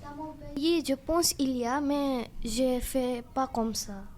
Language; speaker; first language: French; non-native, learner; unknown